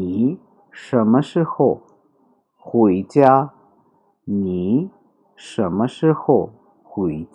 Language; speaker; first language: Chinese; non-native, fluent; Urdu